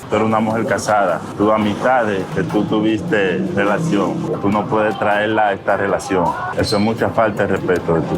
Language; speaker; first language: Spanish; native; Spanish